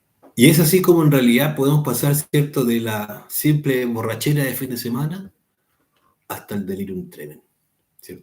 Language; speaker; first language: Spanish; native; Spanish